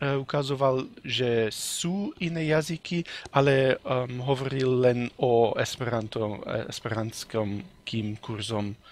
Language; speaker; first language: Slovak; non-native, learner; German